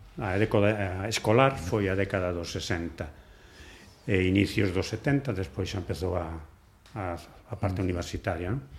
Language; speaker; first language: Galician; non-native, local second language; Spanish